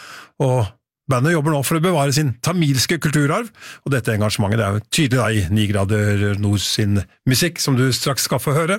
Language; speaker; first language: Norwegian; native; Norwegian